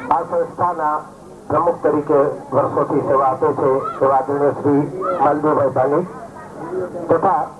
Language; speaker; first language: Gujarati; native; Gujarati